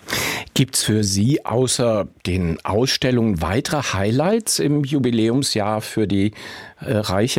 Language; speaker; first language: German; native; German